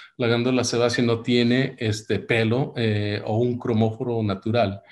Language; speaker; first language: Spanish; early bilingual, heritage; Spanish